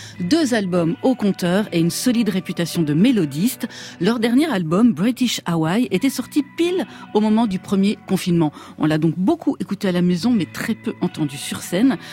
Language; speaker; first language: French; native; French